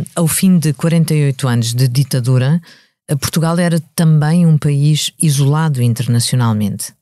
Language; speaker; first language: Portuguese; native; Portuguese